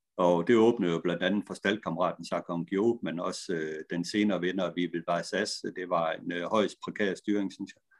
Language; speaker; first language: Danish; native; Danish